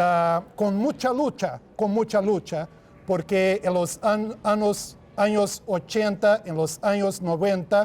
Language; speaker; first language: Spanish; non-native, fluent; Portuguese